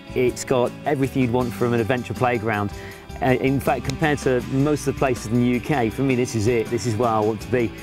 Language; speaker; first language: English; native; English